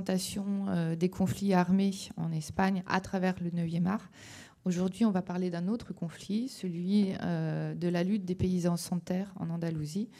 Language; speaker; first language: French; native; French